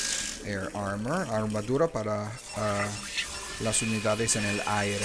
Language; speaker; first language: Spanish; non-native, learner; English